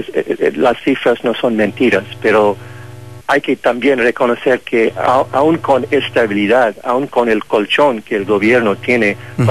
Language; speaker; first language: Spanish; non-native, fluent; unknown